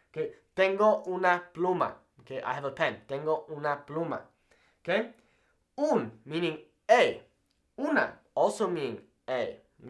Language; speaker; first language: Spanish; non-native, fluent; English